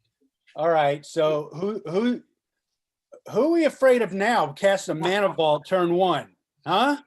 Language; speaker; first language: English; native; English